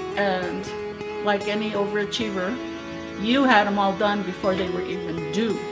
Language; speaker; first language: English; native; English